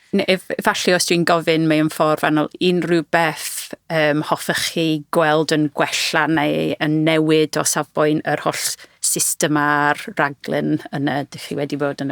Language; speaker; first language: Welsh; non-native, fluent; English